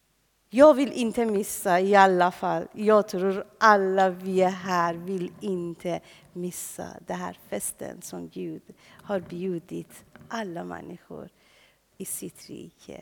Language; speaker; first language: Swedish; non-native, fluent; Persian